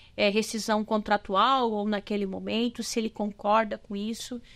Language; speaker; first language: Portuguese; native; Portuguese